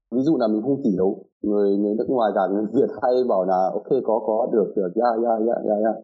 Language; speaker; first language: Vietnamese; non-native, fluent; German